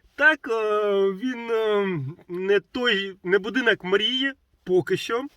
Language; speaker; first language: Ukrainian; non-native, local second language; Russian